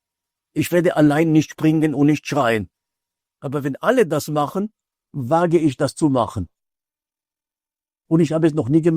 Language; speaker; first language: German; non-native, fluent; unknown